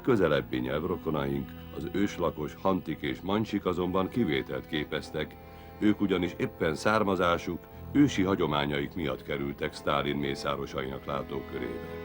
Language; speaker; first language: Hungarian; native; Hungarian